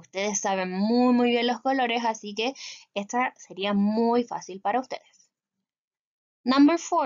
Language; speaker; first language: Spanish; native; Spanish